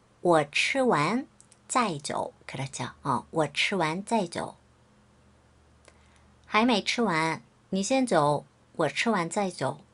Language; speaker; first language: Chinese; non-native, fluent; Korean